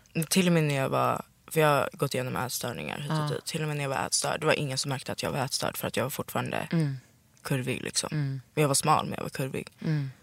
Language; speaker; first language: Swedish; native; Swedish